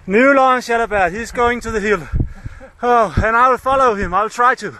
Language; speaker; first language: English; non-native, learner; Danish